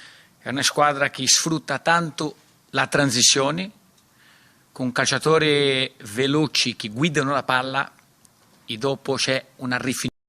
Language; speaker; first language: Italian; non-native, fluent; Portuguese